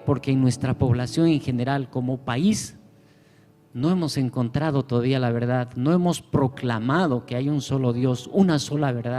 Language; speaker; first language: Spanish; native; Spanish